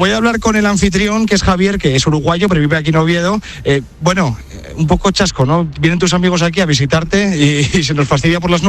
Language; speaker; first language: Spanish; native; Spanish